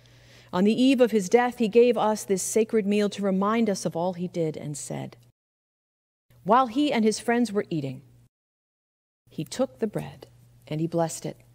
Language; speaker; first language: English; native; English